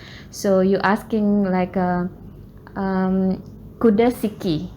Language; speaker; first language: English; non-native, learner; Balinese